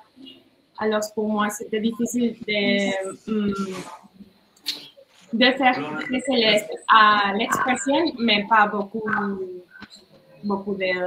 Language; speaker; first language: French; non-native, learner; Spanish